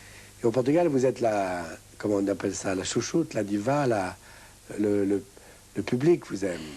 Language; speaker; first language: French; native; French